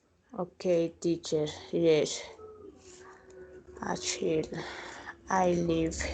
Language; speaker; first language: English; non-native, learner; Spanish